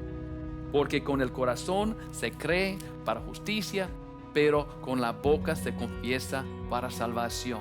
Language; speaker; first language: Spanish; non-native, fluent; English